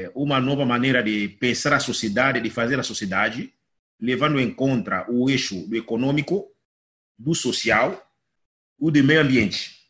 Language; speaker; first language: Portuguese; non-native, fluent; Lingala